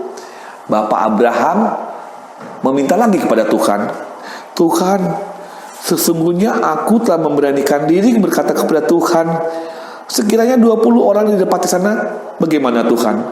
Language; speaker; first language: Indonesian; native; Indonesian